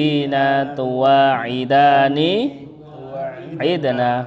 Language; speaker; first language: Arabic; non-native, fluent; Indonesian